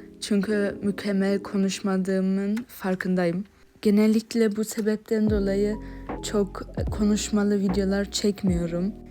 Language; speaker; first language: Turkish; early bilingual, heritage; Turkish